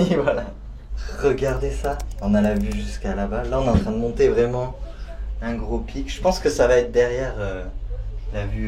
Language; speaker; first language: French; native; French